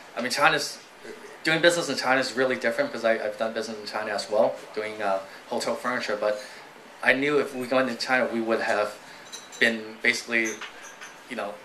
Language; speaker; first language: English; native; English